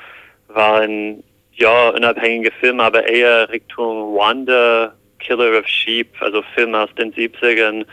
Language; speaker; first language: German; non-native, fluent; English